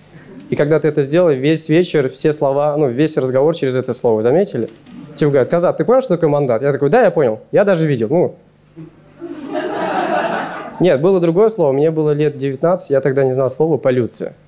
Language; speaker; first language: Russian; native; Russian